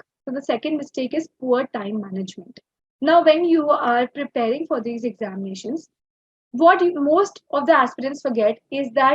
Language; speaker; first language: English; non-native, local second language; Hindi